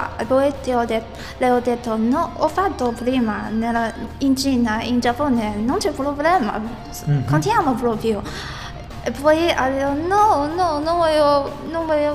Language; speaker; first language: Italian; non-native, learner; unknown